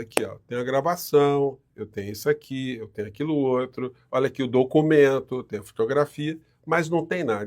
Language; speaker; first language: Portuguese; native; Portuguese